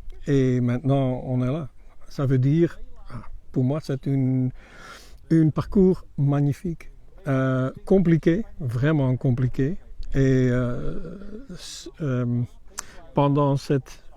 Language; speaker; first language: French; non-native, learner; Dutch